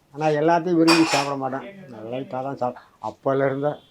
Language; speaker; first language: Tamil; native; Tamil